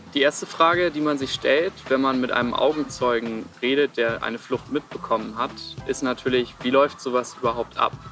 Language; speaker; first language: German; native; German